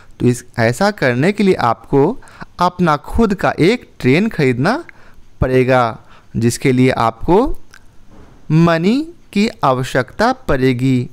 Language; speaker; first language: Hindi; native; Hindi